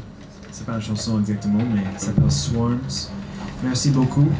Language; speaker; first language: French; non-native, learner; English